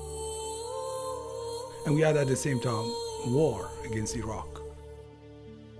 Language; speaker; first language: English; non-native, fluent; Persian